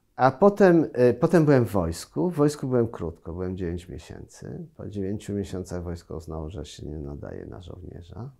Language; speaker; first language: Polish; native; Polish